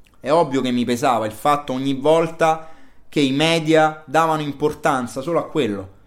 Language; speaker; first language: Italian; native; Italian